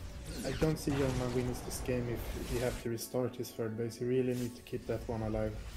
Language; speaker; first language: English; non-native, fluent; Swedish